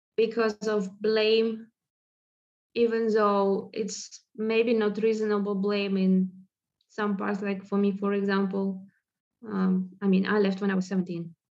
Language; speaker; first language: English; non-native, fluent; Russian